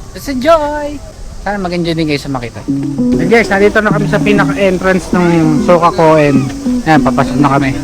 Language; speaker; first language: Filipino; native; Filipino